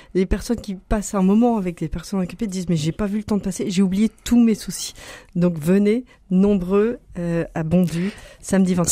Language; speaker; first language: French; native; French